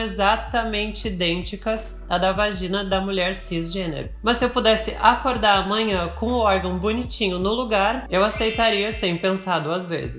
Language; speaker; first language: Portuguese; native; Portuguese